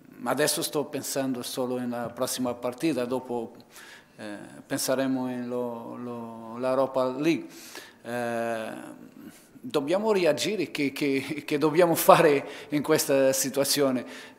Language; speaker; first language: Italian; non-native, fluent; Portuguese